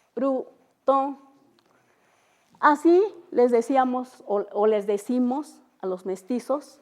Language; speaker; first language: Spanish; non-native, local second language; Mixtepec Mixtec